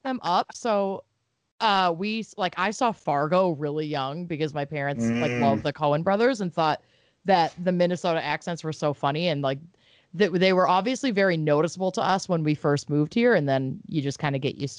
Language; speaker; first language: English; native; English